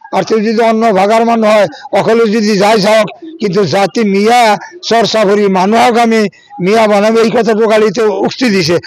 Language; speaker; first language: Assamese; non-native, local second language; Bangla